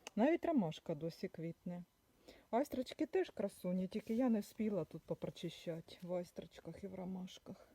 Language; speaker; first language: Ukrainian; native; Ukrainian